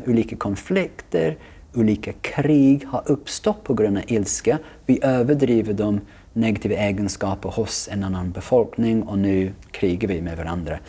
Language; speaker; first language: Swedish; non-native, fluent; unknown